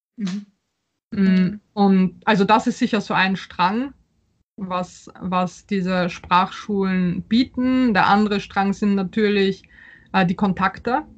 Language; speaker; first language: German; early bilingual, other home language; Polish